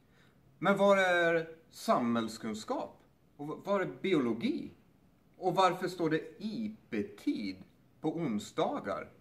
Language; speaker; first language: Swedish; non-native, learner; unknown